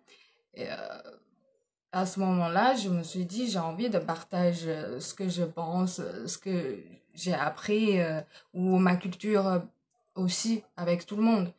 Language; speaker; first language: French; non-native, fluent; Chinese